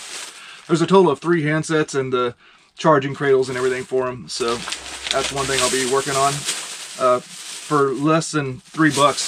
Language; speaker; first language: English; native; English